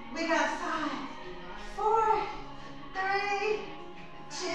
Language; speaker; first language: Spanish; non-native, fluent; English